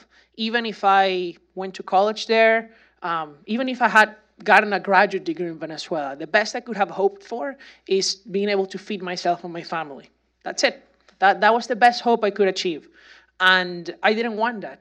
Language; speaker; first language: English; non-native, fluent; Spanish